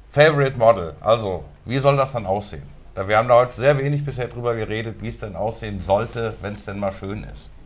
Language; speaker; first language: German; native; German